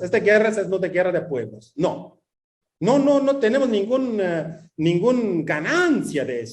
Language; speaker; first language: Spanish; non-native, fluent; Kurdish